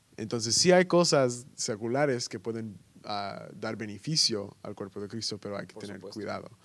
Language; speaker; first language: Spanish; early bilingual, heritage; Spanish